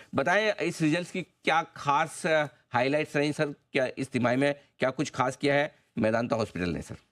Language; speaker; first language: Hindi; native; Hindi